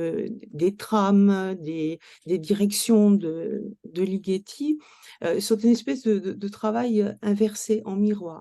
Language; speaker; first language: French; native; French